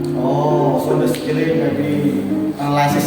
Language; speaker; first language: English; non-native, learner; Indonesian